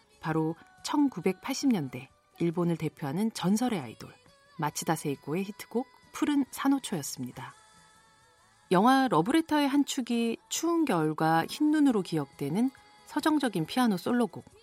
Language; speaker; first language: Korean; native; Korean